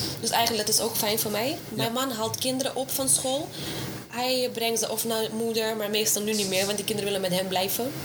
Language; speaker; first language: Dutch; non-native, fluent; Russian